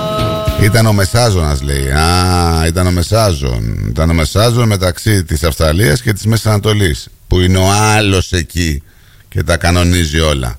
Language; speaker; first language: Greek; native; Greek